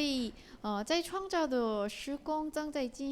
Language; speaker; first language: Chinese; non-native, learner; Korean